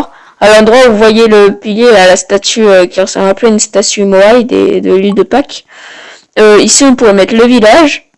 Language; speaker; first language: French; native; French